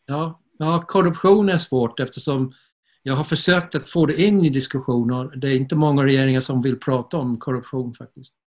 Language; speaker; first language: Swedish; non-native, fluent; English